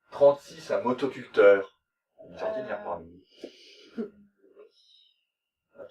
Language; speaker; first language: French; native; French